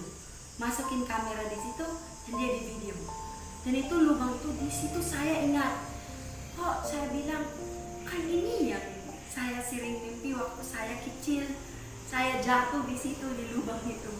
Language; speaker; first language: Indonesian; non-native, fluent; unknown